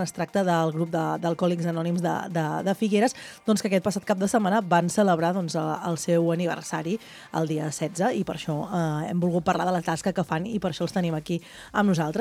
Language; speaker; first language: Catalan; native; Catalan